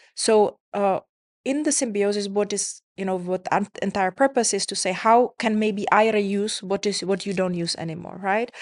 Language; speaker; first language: English; non-native, fluent; Czech